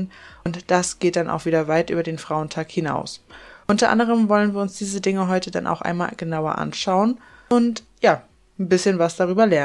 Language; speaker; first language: German; native; German